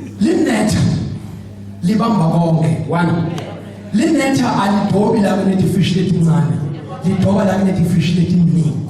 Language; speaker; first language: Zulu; non-native, local second language; Swati